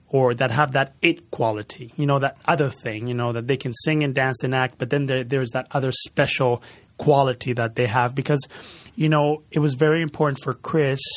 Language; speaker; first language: English; early bilingual, other home language; Spanish